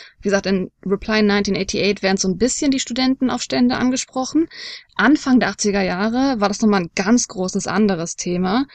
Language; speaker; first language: German; native; German